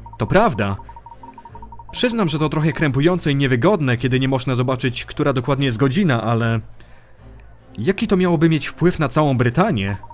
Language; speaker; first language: Polish; early bilingual, heritage; Polish